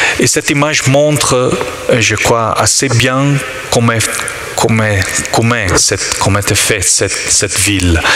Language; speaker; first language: French; non-native, learner; Italian